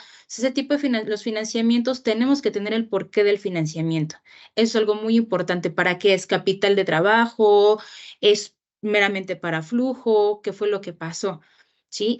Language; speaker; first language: Spanish; native; Spanish